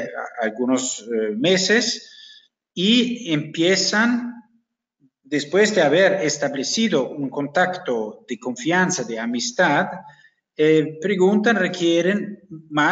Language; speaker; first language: Spanish; non-native, fluent; German